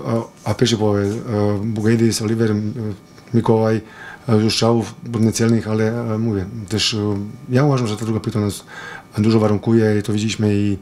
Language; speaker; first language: Polish; non-native, fluent; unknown